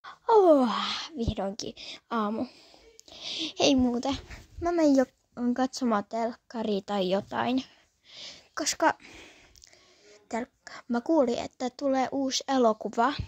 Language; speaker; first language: Finnish; early bilingual, other home language; Polish